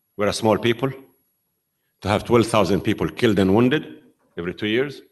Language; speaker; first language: English; non-native, fluent; Arabic